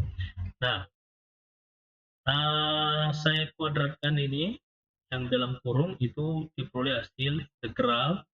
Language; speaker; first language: Indonesian; native; Indonesian